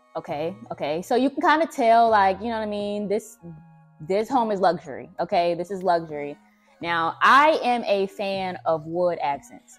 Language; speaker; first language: English; native; English